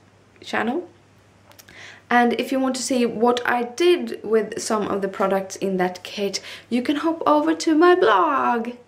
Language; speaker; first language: English; non-native, fluent; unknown